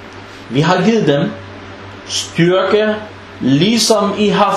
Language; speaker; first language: Danish; non-native, fluent; Arabic